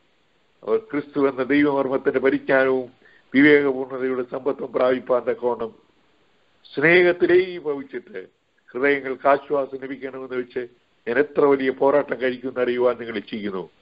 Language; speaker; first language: Malayalam; native; Malayalam